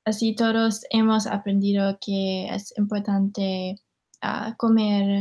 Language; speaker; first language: Spanish; non-native, learner; English